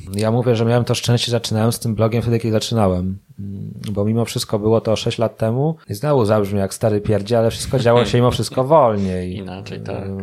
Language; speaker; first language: Polish; native; Polish